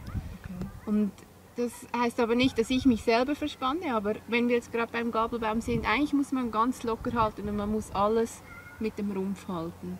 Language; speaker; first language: German; native; German